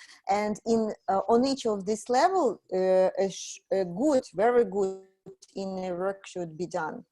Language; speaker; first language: English; non-native, fluent; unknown